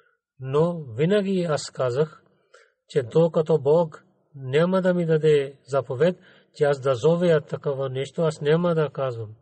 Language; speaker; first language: Bulgarian; non-native, learner; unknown